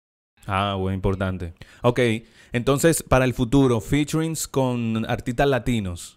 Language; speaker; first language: Spanish; native; Spanish